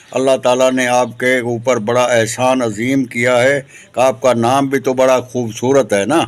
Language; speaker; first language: Urdu; non-native, local second language; Sindhi